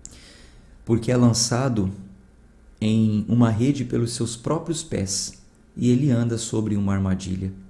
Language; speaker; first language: Portuguese; native; Portuguese